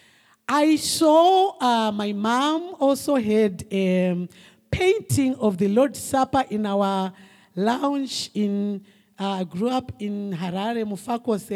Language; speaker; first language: English; non-native, local second language; Shona